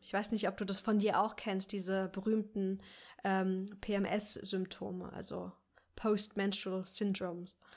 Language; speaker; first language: German; native; German